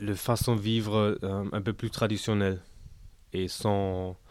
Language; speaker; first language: French; non-native, fluent; German